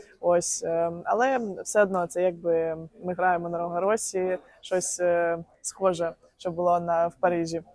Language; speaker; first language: Ukrainian; non-native, local second language; Russian